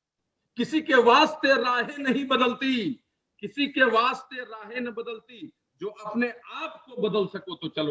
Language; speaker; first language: Hindi; native; Hindi